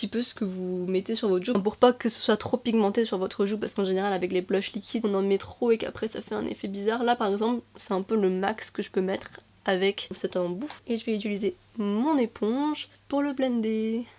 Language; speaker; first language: French; native; French